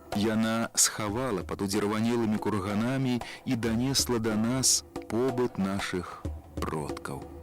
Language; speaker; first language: Belarusian; native; Belarusian